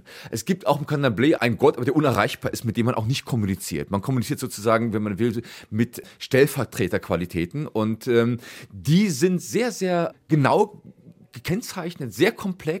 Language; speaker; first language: German; native; German